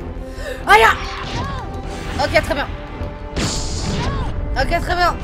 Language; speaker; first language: French; native; French